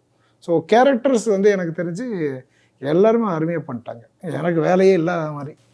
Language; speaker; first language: Tamil; native; Tamil